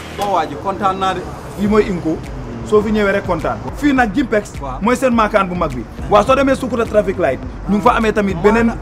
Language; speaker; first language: Wolof; non-native, local second language; Fula